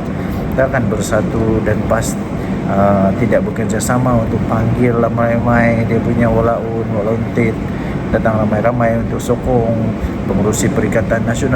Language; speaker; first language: Malay; native; Malay